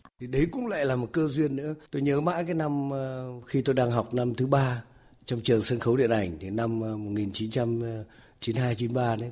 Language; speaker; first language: Vietnamese; native; Vietnamese